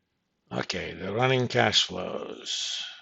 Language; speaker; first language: English; native; English